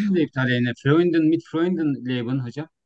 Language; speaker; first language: German; non-native, learner; Turkish